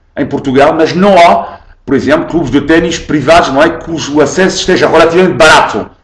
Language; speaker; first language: Portuguese; non-native, fluent; French